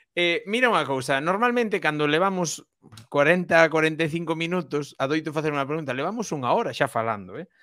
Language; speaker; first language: Galician; native; Galician